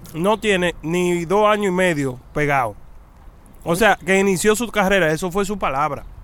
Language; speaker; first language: Spanish; early bilingual, heritage; Spanish